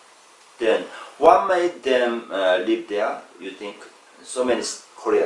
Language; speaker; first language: English; non-native, learner; Korean